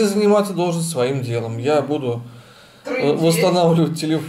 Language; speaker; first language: Russian; native; Russian